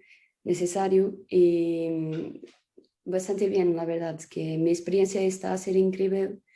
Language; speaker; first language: Spanish; non-native, fluent; Portuguese